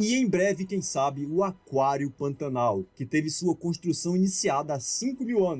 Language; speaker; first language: Portuguese; native; Portuguese